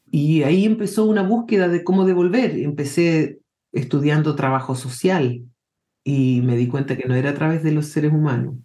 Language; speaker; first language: Spanish; early bilingual, heritage; Spanish